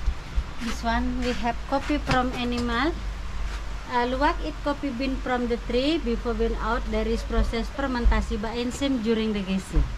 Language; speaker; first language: English; non-native, learner; Indonesian